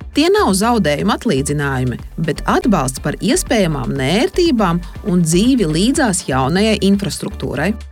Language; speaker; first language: Latvian; native; Latvian